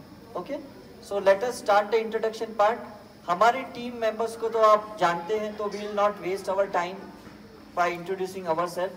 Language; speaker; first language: Hindi; native; Hindi